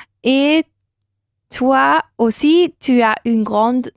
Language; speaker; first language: French; non-native, learner; Spanish